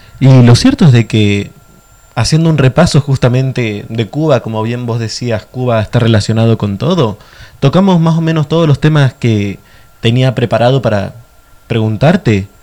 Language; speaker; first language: Spanish; native; Spanish